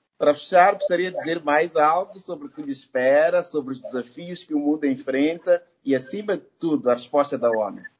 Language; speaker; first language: Portuguese; native; Portuguese